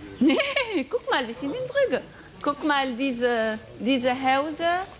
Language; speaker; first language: German; non-native, fluent; French